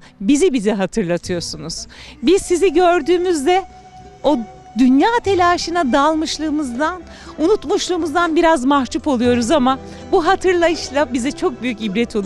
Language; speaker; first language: Turkish; native; Turkish